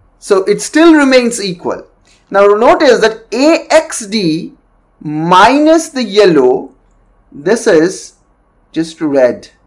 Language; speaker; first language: English; non-native, local second language; Bangla